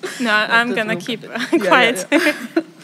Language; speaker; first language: English; non-native, fluent; Serbian